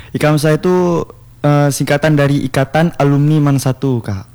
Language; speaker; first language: Indonesian; native; Indonesian